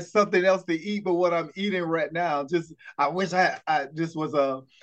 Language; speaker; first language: English; native; English